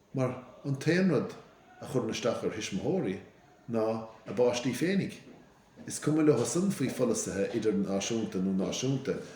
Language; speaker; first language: Irish; native; Irish